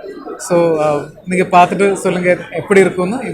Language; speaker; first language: Tamil; non-native, learner; Malayalam